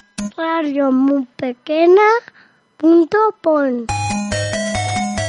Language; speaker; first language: Spanish; native; Spanish